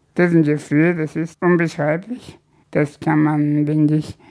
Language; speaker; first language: German; native; German